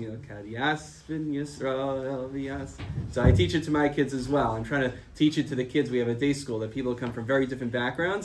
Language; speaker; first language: English; native; English